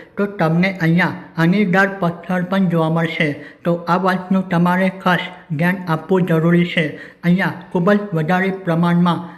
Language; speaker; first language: Gujarati; native; Gujarati